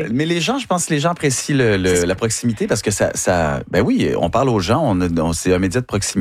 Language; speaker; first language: French; native; French